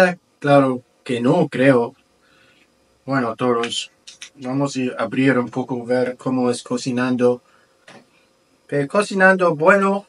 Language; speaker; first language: Spanish; non-native, learner; English